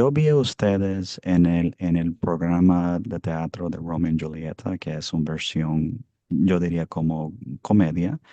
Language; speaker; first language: Spanish; early bilingual, heritage; Spanish